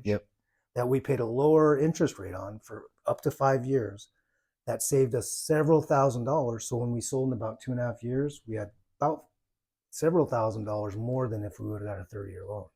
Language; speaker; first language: English; native; English